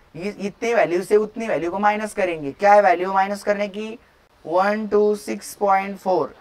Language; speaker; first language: Hindi; non-native, local second language; Marathi